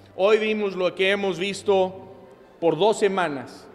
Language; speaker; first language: Spanish; early bilingual, other home language; English